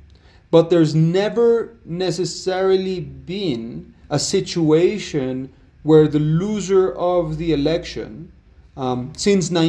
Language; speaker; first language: English; non-native, fluent; Spanish